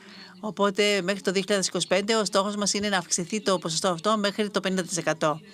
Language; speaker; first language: Greek; native; Greek